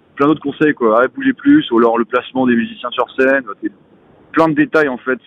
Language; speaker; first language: French; native; French